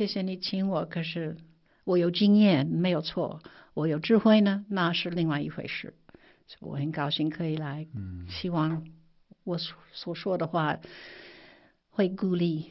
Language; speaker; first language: Chinese; non-native, fluent; English